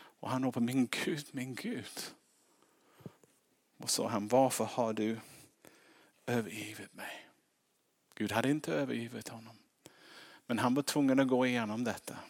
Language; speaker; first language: Swedish; non-native, fluent; English